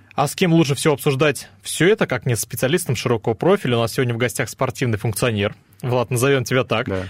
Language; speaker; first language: Russian; native; Russian